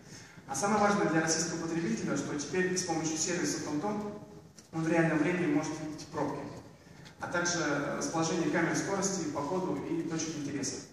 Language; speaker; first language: Russian; native; Russian